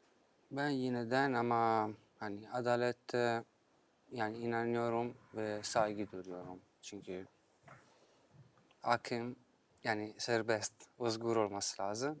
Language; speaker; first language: Turkish; non-native, fluent; Italian